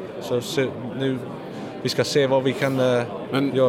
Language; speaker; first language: Swedish; non-native, learner; English